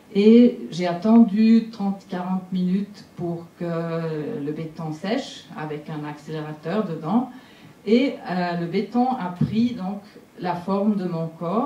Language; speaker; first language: French; non-native, local second language; German